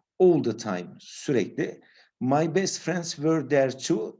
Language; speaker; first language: English; non-native, fluent; Turkish